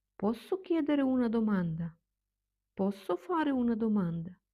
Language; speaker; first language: Italian; non-native, fluent; Ukrainian